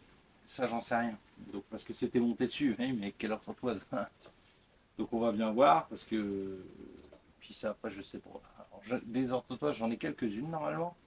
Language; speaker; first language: French; native; French